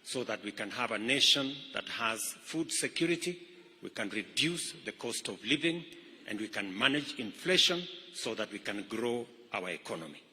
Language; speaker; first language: English; non-native, local second language; Kalenjin